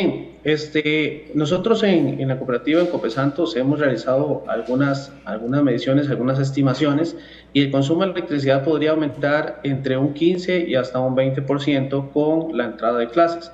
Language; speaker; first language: Spanish; native; Spanish